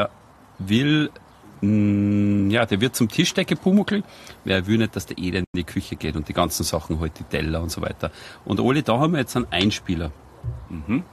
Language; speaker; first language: German; native; German